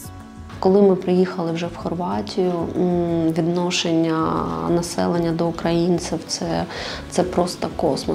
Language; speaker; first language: Ukrainian; non-native, local second language; Russian